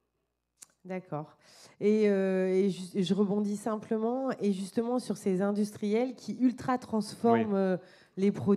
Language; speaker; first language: French; native; French